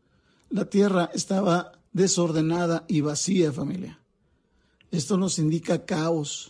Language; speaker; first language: Spanish; native; Spanish